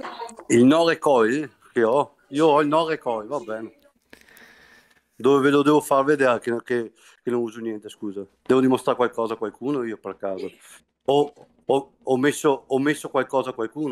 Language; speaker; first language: Italian; native; Italian